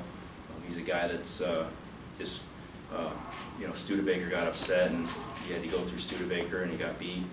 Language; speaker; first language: English; native; English